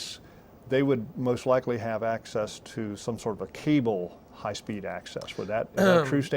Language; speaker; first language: English; native; English